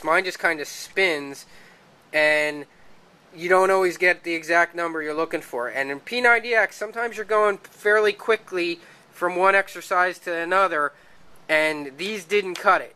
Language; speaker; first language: English; native; English